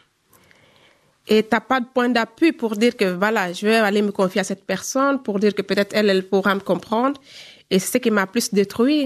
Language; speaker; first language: French; non-native, local second language; Fula